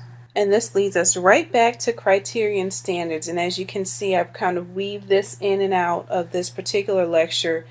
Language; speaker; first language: English; native; English